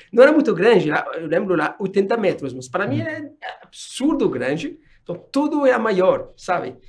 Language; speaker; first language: Portuguese; non-native, fluent; French